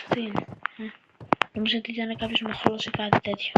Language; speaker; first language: Greek; native; Greek